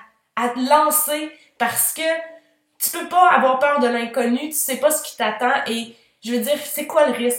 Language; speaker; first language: French; native; French